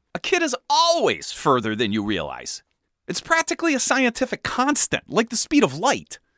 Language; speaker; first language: English; native; English